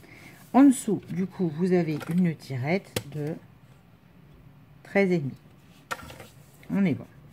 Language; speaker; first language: French; native; French